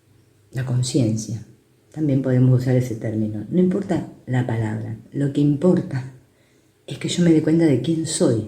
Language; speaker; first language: Spanish; native; Spanish